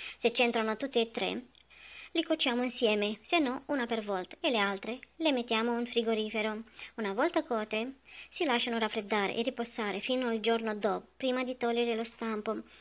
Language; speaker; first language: Italian; non-native, fluent; Romanian